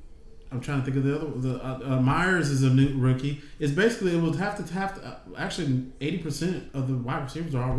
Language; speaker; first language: English; native; English